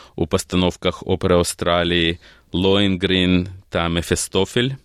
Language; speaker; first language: Ukrainian; native; Ukrainian